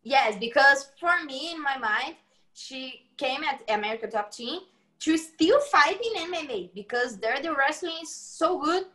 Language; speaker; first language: English; non-native, fluent; Portuguese